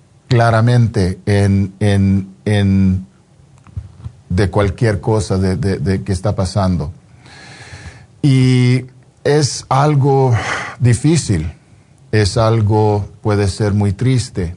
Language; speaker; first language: Spanish; non-native, fluent; English